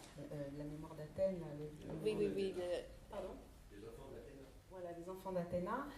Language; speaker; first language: French; native; French